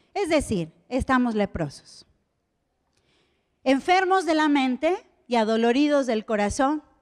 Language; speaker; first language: Spanish; native; Spanish